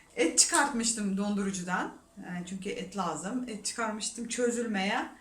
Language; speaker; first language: Turkish; non-native, fluent; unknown